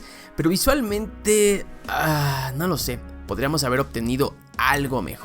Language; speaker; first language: Spanish; native; Spanish